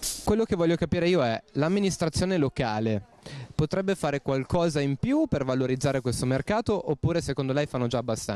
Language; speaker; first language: Italian; native; Italian